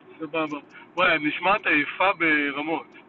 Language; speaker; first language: Hebrew; native; Hebrew